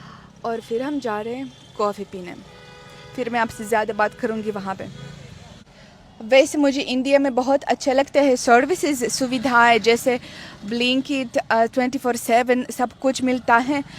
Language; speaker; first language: Hindi; non-native, fluent; Russian